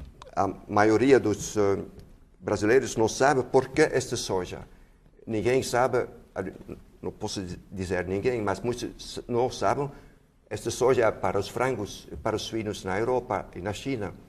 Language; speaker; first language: Portuguese; non-native, fluent; Dutch